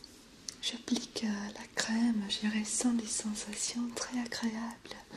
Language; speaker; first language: French; non-native, fluent; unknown